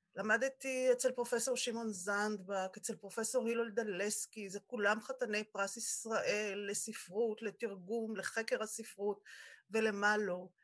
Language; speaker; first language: Hebrew; native; Hebrew